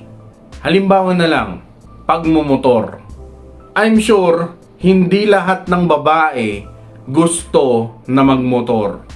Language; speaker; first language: Filipino; native; Filipino